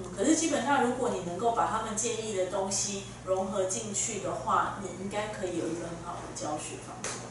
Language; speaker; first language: Chinese; native; Chinese